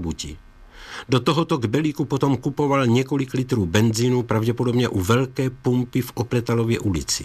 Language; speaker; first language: Czech; native; Czech